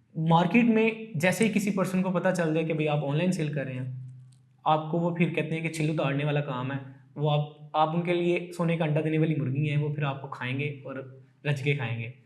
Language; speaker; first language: Urdu; non-native, local second language; Punjabi